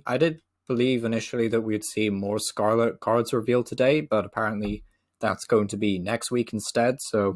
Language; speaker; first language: English; native; English